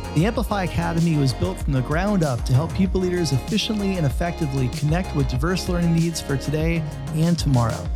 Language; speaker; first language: English; native; English